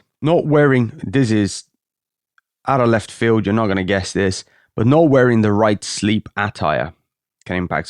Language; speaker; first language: English; native; English